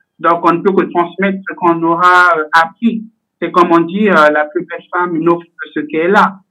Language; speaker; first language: French; native; French